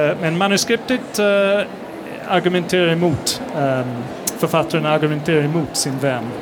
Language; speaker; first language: Swedish; non-native, fluent; English